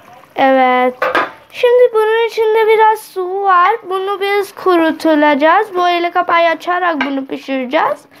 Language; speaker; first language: Turkish; non-native, learner; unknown